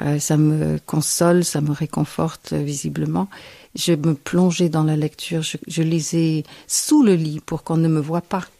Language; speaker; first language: French; non-native, fluent; English